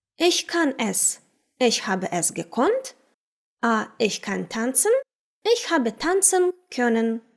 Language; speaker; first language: German; non-native, fluent; Ukrainian